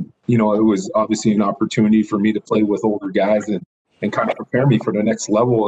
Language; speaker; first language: English; native; English